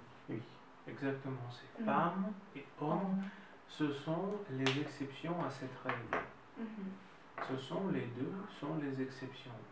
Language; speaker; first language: French; non-native, fluent; Russian